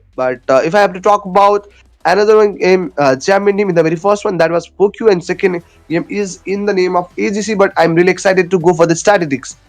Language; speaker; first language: English; non-native, local second language; Nepali